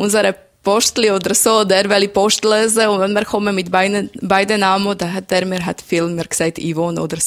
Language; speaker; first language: German; non-native, learner; Slovak